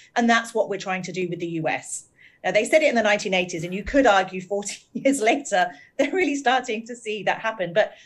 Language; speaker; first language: English; native; English